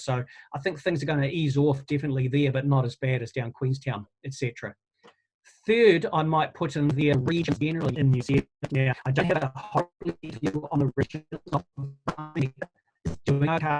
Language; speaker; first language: English; native; English